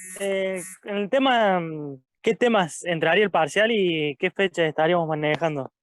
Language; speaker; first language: Spanish; native; Spanish